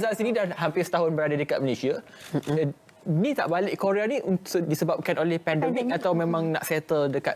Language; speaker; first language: Malay; native; Malay